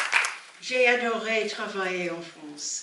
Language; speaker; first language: French; non-native, learner; English